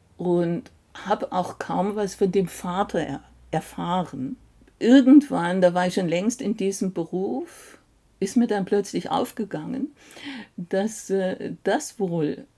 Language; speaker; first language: German; native; German